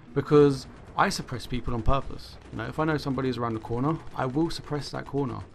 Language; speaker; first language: English; native; English